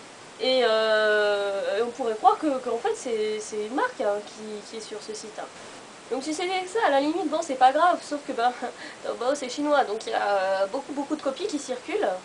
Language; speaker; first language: French; native; French